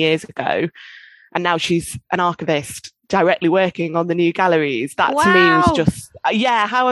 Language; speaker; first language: English; native; English